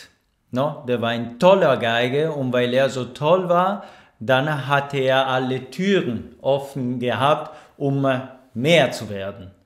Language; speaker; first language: German; non-native, fluent; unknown